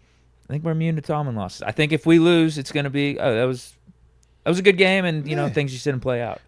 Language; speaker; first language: English; native; English